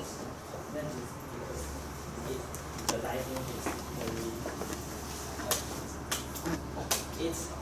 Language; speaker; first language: English; non-native, learner; Chinese